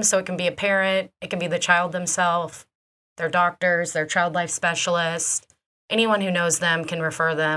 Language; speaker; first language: English; native; English